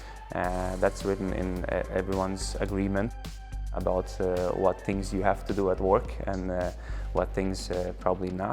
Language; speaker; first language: English; non-native, fluent; Latvian